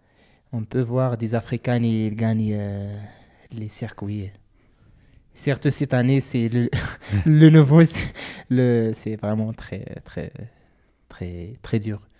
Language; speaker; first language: French; non-native, learner; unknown